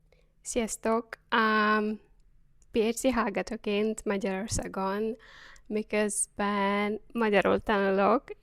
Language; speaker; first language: Hungarian; non-native, learner; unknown